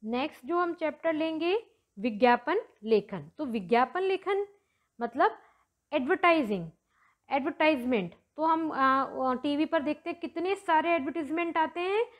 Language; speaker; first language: Hindi; native; Hindi